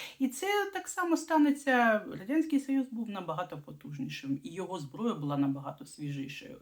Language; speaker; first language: Ukrainian; non-native, local second language; Russian